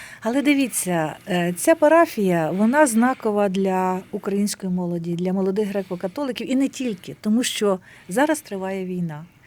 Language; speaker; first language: Ukrainian; native; Ukrainian